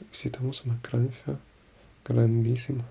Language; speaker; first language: Spanish; non-native, learner; French